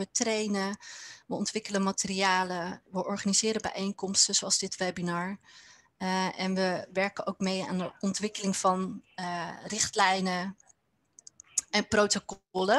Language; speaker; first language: Dutch; native; Dutch